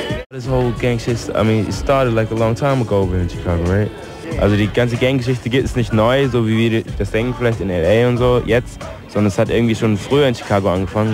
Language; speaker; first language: German; native; German